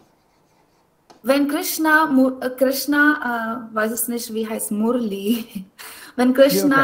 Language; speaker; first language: German; non-native, learner; Hindi